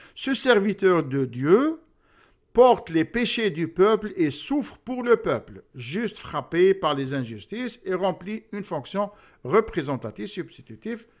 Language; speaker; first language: French; non-native, local second language; Arabic